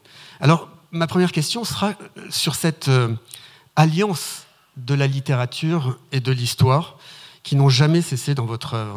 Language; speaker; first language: French; native; French